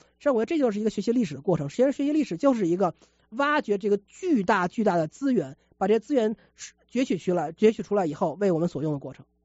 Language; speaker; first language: Chinese; native; Chinese